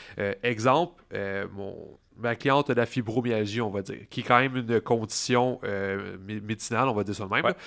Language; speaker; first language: French; native; French